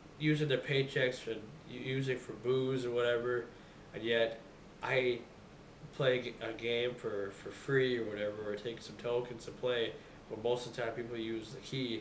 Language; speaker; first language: English; native; English